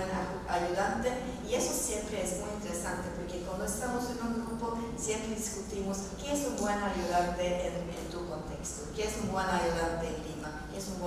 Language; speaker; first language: Spanish; non-native, fluent; Norwegian